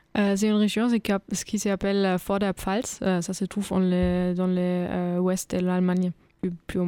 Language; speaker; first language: French; non-native, fluent; German